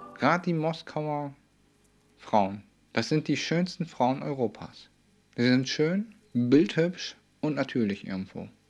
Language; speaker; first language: German; native; German